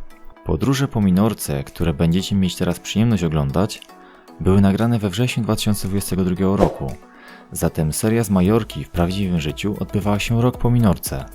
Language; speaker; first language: Polish; native; Polish